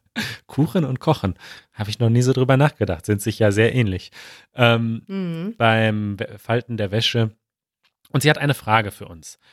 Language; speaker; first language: German; native; German